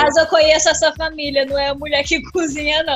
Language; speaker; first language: Portuguese; native; Portuguese